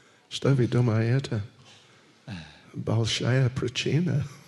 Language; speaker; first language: Russian; non-native, learner; English